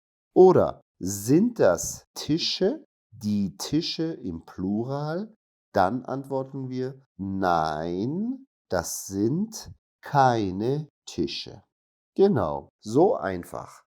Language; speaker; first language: German; non-native, fluent; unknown